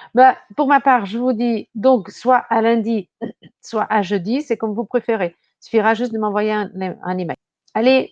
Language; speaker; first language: French; non-native, fluent; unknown